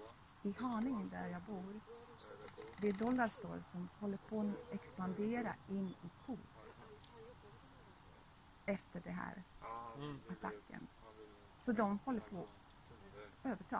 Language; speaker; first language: Swedish; non-native, fluent; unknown